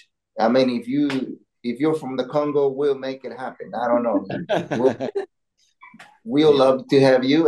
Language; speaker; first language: English; non-native, learner; Spanish